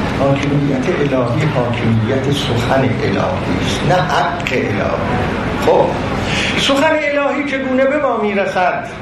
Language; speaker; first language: Persian; non-native, local second language; Azerbaijani